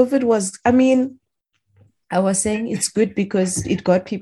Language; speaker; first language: English; non-native, local second language; Shona